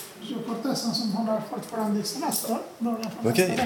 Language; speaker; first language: Swedish; non-native, fluent; Arabic